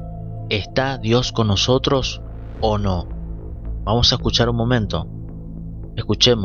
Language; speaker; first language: Spanish; native; Spanish